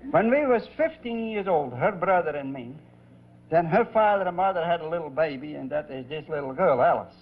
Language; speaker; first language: English; non-native, fluent; Dutch